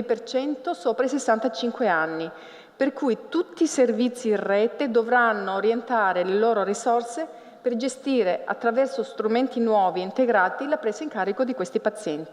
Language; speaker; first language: Italian; native; Italian